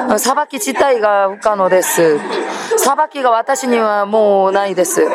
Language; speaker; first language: Japanese; non-native, fluent; Korean